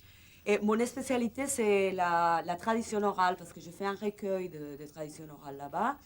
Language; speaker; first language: French; non-native, fluent; Spanish